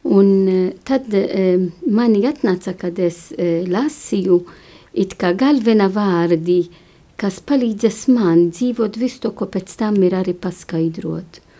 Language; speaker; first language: Latvian; non-native, fluent; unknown